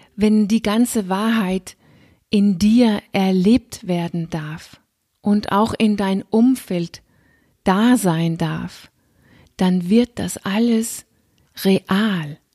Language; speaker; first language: German; non-native, fluent; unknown